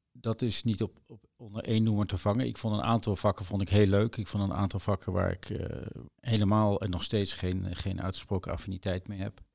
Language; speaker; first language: Dutch; native; Dutch